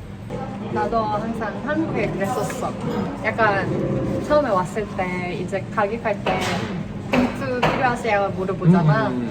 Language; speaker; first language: Korean; non-native, fluent; Norwegian